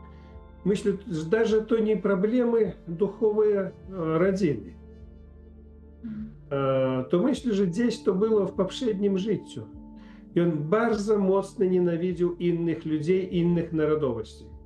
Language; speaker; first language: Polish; non-native, fluent; Ukrainian